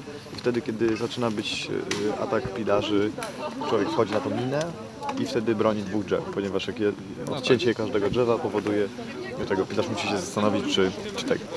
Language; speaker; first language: Polish; native; Polish